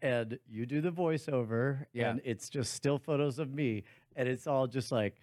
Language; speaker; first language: English; native; English